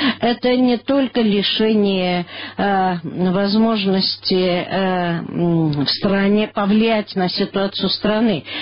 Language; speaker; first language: Russian; non-native, local second language; Armenian